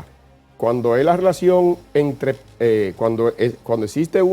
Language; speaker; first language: Spanish; native; Spanish